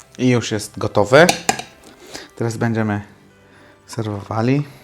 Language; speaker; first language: Polish; non-native, learner; Hindi